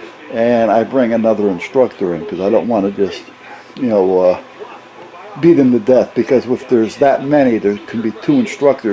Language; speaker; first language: English; native; English